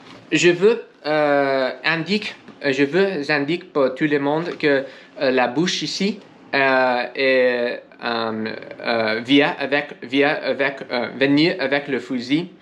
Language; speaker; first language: French; non-native, learner; English